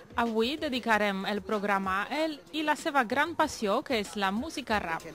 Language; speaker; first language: Catalan; native; Catalan